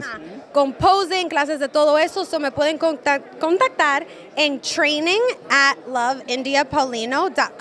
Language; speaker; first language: Spanish; early bilingual, heritage; Spanish